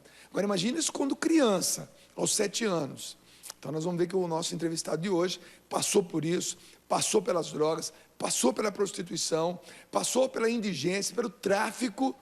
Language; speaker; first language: Portuguese; native; Portuguese